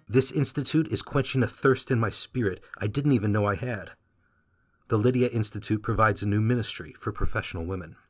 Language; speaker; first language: English; early bilingual, other home language; Vietnamese